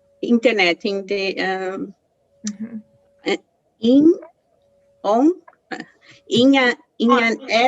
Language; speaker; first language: English; non-native, learner; Portuguese